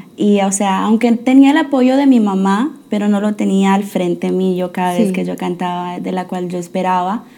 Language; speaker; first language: Spanish; early bilingual, heritage; Spanish